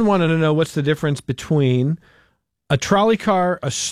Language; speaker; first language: English; native; English